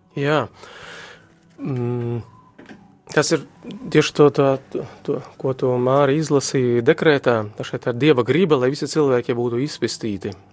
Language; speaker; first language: Latvian; non-native, local second language; Russian